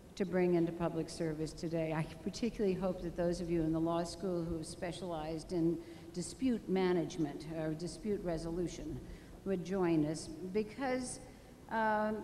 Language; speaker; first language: English; native; English